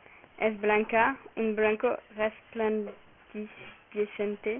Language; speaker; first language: Spanish; non-native, learner; French